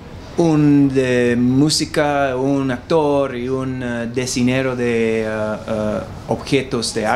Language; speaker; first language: Spanish; non-native, learner; English